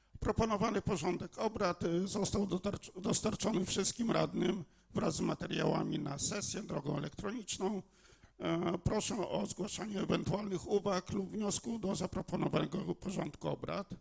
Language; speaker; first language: Polish; native; Polish